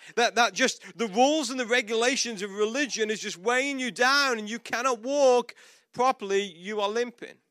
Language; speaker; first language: English; native; English